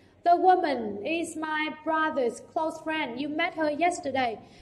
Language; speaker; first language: English; non-native, fluent; Vietnamese